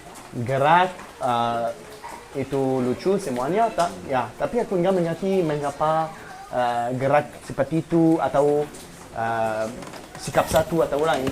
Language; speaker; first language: Indonesian; non-native, learner; French